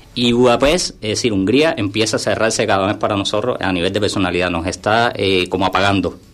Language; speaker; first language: Spanish; native; Spanish